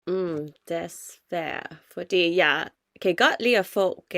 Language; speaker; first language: Danish; non-native, learner; English